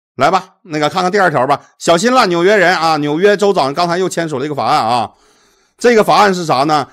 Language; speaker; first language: Chinese; native; Chinese